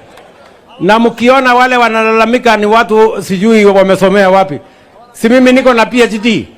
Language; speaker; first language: Swahili; non-native, local second language; Kalenjin